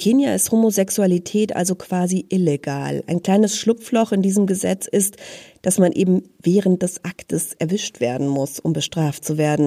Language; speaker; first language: German; native; German